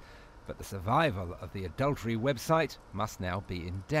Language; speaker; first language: English; native; English